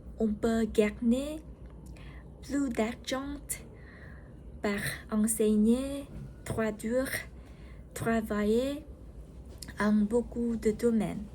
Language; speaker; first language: French; non-native, learner; Vietnamese